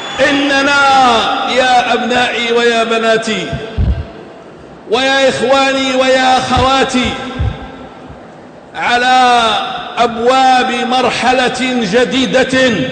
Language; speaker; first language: Arabic; native; Arabic